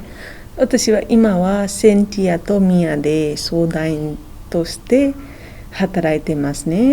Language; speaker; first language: Japanese; non-native, fluent; Nepali